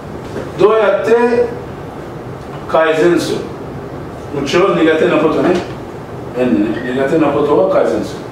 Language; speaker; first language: Japanese; non-native, learner; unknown